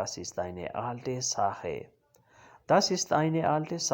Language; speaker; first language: German; non-native, learner; Urdu